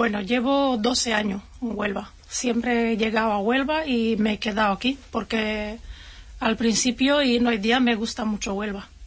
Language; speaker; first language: Spanish; non-native, fluent; Romanian